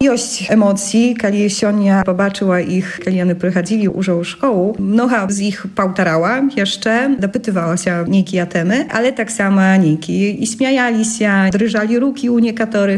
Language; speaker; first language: Polish; non-native, local second language; Belarusian